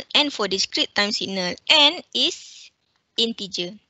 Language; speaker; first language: English; non-native, local second language; Malay